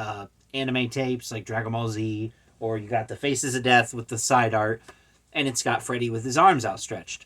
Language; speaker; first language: English; native; English